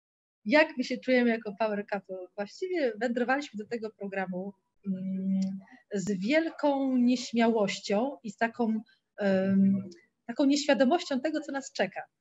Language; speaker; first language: Polish; native; Polish